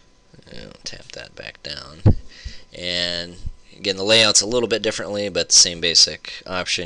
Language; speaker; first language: English; native; English